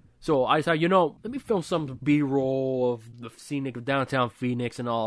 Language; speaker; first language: English; native; English